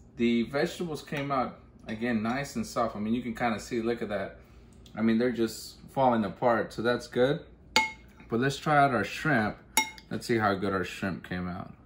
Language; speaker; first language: English; early bilingual, other home language; Spanish